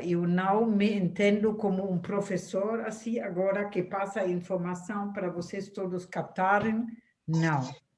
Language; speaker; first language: Portuguese; non-native, fluent; German